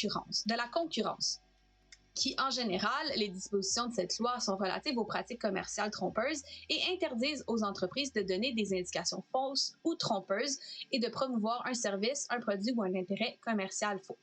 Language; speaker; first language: French; native; French